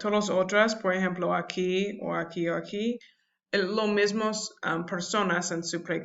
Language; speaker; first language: Spanish; non-native, learner; English